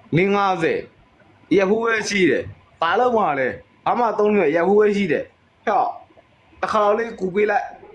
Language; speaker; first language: Burmese; native; Burmese